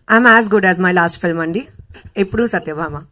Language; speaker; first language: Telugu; non-native, local second language; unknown